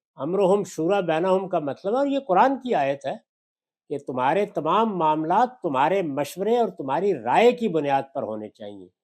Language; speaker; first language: Urdu; non-native, local second language; Punjabi